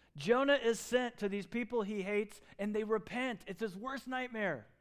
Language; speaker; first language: English; native; English